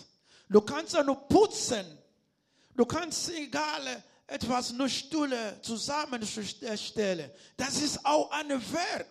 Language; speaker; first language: German; non-native, learner; Lingala